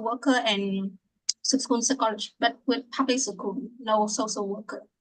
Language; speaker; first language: English; non-native, learner; Vietnamese